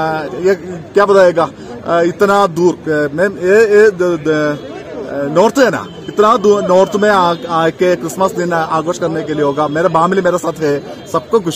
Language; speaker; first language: Hindi; non-native, local second language; Malayalam